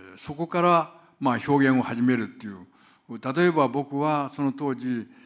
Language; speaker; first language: Japanese; non-native, fluent; Korean